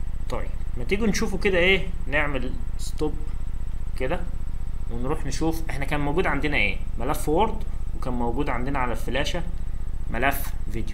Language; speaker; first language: Arabic; native; Arabic